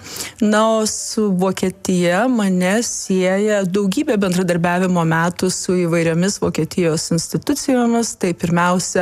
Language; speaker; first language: Lithuanian; native; Lithuanian